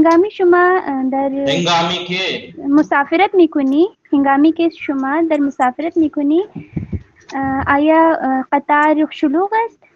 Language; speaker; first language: Persian; non-native, learner; Urdu